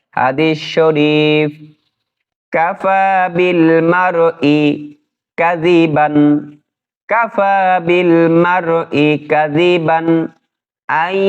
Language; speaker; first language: Bangla; native; Bangla